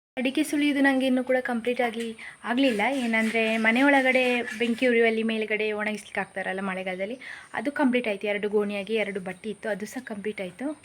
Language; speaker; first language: Kannada; non-native, local second language; Konkani